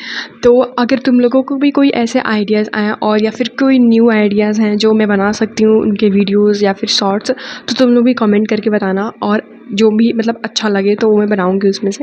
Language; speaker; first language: Hindi; native; Hindi